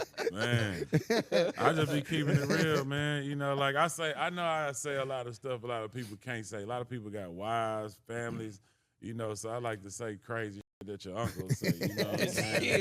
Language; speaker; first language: English; native; English